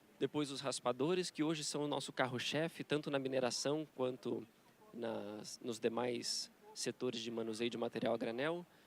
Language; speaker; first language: Portuguese; native; Portuguese